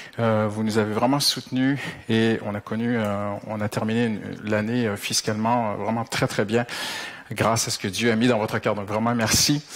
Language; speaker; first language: French; native; French